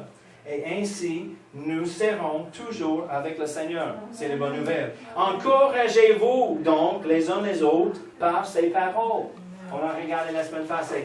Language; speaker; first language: French; non-native, fluent; English